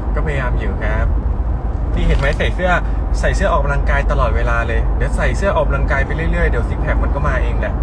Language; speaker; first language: Thai; native; Thai